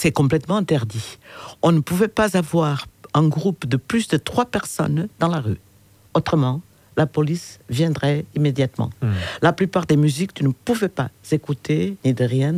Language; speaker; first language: French; non-native, fluent; Portuguese